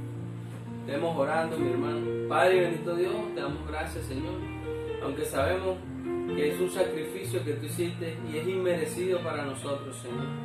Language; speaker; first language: Spanish; native; Spanish